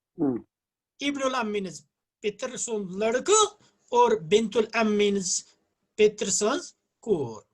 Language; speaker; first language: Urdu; non-native, local second language; Kashmiri